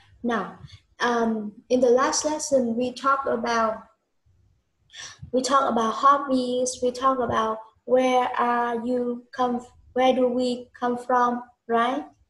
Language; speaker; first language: English; non-native, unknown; Vietnamese